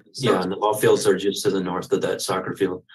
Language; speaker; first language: English; native; English